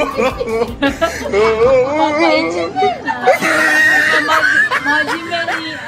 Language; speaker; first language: Japanese; non-native, learner; Filipino